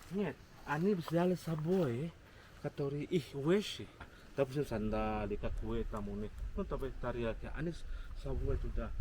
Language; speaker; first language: Russian; non-native, learner; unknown